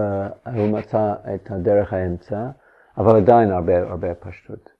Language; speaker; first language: Hebrew; non-native, fluent; English